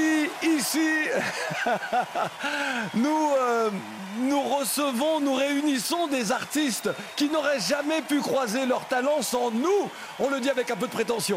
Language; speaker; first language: French; native; French